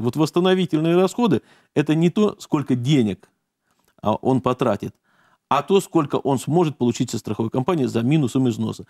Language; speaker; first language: Russian; native; Russian